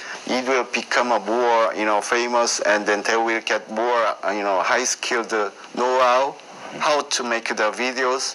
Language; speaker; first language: English; non-native, learner; Korean